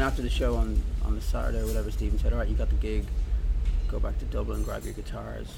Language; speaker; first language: English; native; English